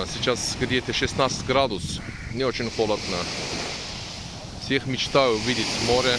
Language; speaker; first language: Russian; non-native, learner; Turkish